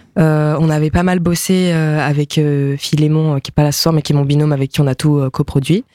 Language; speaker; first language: French; early bilingual, other home language; Japanese